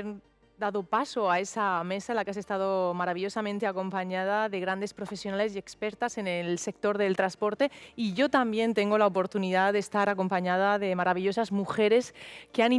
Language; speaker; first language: Spanish; native; Spanish